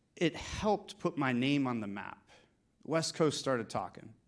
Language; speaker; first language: English; native; English